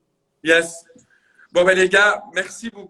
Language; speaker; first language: French; native; French